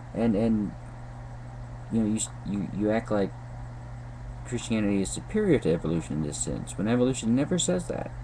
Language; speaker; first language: English; native; English